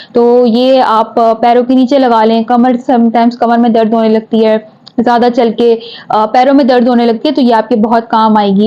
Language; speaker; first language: Urdu; native; Urdu